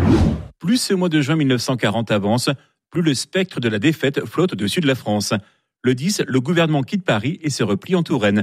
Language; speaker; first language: French; native; French